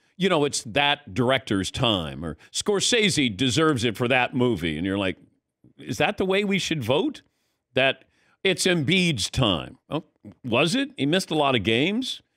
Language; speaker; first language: English; native; English